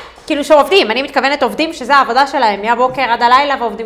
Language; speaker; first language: Hebrew; native; Hebrew